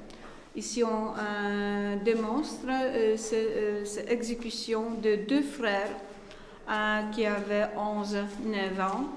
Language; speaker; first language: French; non-native, learner; Polish